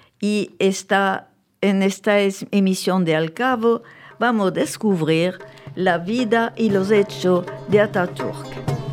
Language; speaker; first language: Spanish; early bilingual, heritage; French